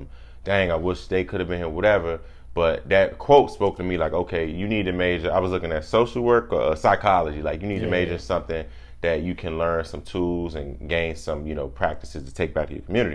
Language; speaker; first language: English; native; English